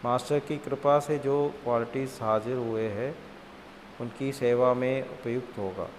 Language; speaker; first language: Hindi; non-native, local second language; Malayalam